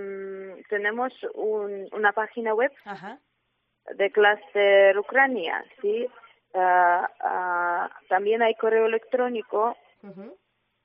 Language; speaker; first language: Spanish; non-native, fluent; Ukrainian